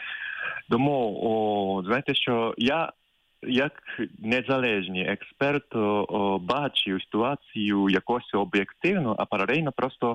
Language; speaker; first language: Ukrainian; non-native, fluent; Japanese